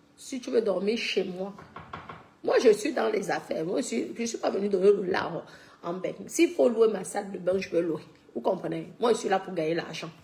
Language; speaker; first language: French; native; French